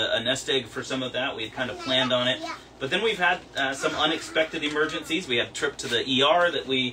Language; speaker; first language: English; native; English